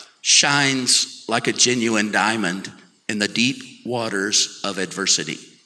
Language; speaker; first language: English; native; English